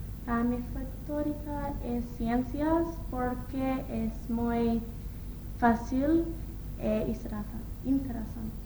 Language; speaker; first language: Spanish; non-native, learner; English